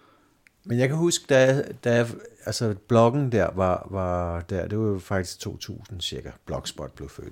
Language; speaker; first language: Danish; native; Danish